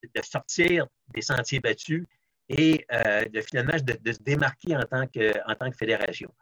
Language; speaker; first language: French; native; French